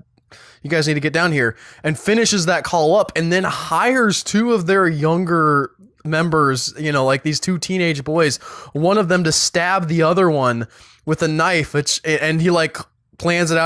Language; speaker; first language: English; native; English